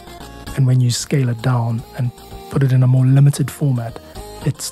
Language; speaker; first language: English; native; English